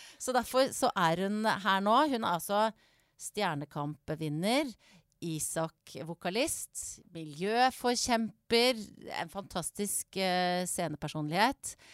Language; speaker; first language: Norwegian; native; Norwegian